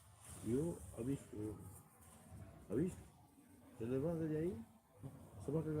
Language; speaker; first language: Spanish; non-native, learner; Romanian